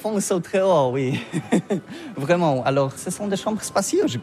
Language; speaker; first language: French; non-native, learner; Polish